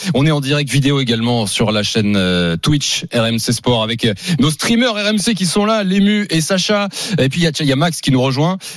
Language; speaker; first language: French; native; French